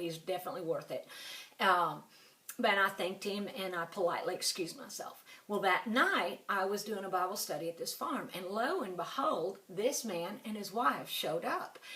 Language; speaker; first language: English; native; English